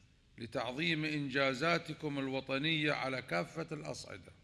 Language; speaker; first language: Arabic; native; Arabic